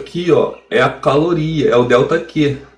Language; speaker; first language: Portuguese; native; Portuguese